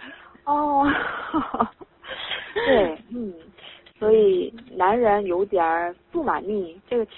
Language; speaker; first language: Chinese; non-native, learner; Korean